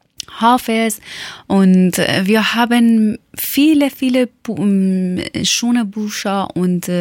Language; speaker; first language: German; non-native, learner; Persian